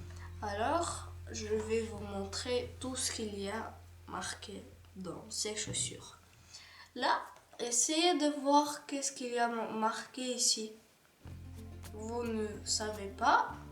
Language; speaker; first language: French; non-native, learner; Ukrainian